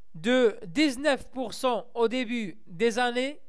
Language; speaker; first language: French; non-native, local second language; Arabic